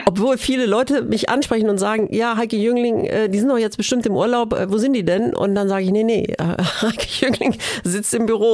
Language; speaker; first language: German; native; German